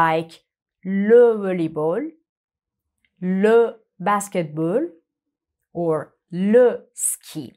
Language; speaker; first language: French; non-native, fluent; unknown